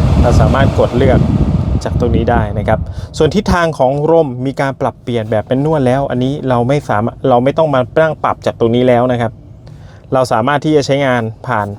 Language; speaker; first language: Thai; native; Thai